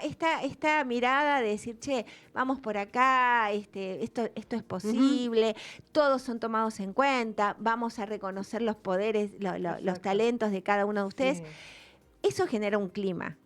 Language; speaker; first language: Spanish; native; Spanish